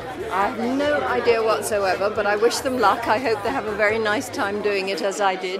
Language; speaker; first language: English; native; English